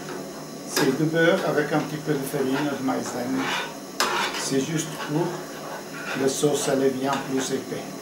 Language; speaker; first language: French; non-native, fluent; Portuguese